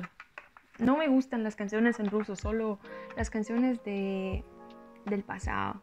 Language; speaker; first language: Spanish; non-native, learner; Russian